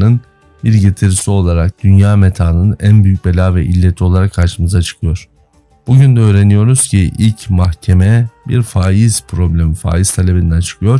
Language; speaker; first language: Turkish; native; Turkish